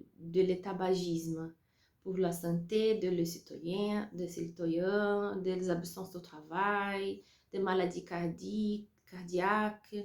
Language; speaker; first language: French; non-native, learner; Portuguese